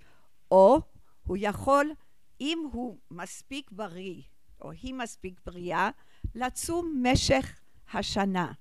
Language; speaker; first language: Hebrew; non-native, fluent; English